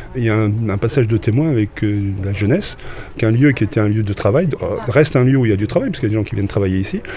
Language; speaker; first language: French; native; French